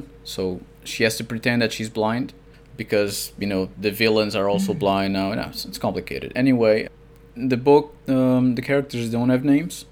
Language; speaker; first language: English; non-native, fluent; Portuguese